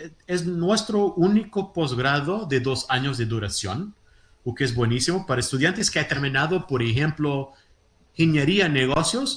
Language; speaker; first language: Spanish; non-native, fluent; Portuguese